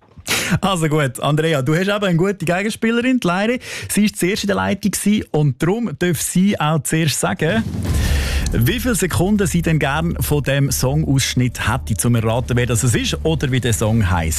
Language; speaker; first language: German; native; German